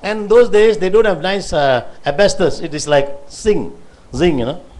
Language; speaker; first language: English; non-native, local second language; Tamil